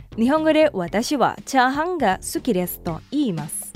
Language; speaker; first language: Japanese; non-native, fluent; Indonesian